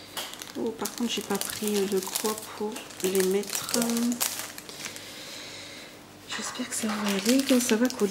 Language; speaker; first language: French; native; French